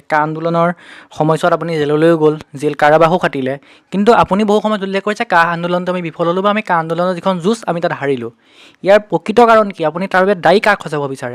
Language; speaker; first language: Assamese; native; Assamese